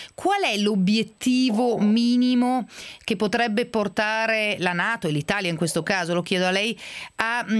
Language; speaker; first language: Italian; native; Italian